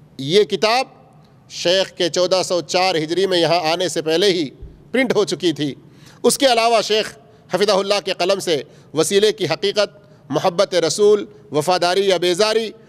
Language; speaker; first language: Urdu; native; Urdu